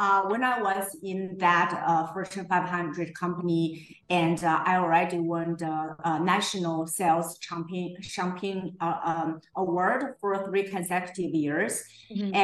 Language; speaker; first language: English; non-native, fluent; Chinese